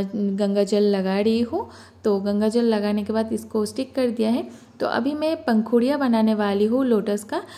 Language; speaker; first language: Hindi; non-native, local second language; Bangla